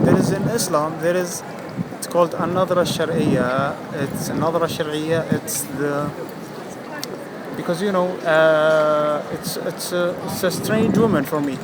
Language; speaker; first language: English; non-native, fluent; Arabic